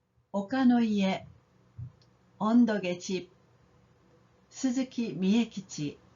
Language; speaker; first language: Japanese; non-native, fluent; Korean